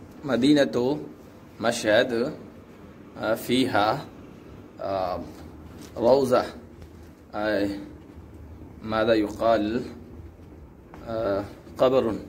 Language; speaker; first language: Arabic; non-native, fluent; Urdu